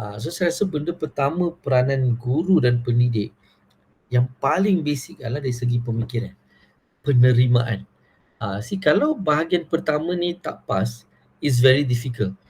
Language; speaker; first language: Malay; non-native, local second language; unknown